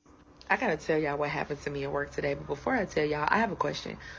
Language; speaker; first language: English; native; English